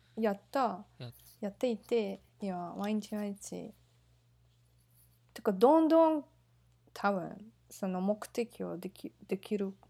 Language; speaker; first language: Japanese; non-native, learner; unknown